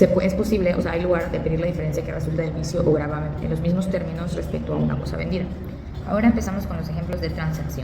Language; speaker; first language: Spanish; native; Spanish